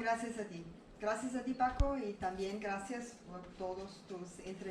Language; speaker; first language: Spanish; non-native, learner; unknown